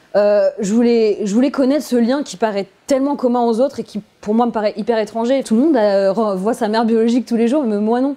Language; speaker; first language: French; native; French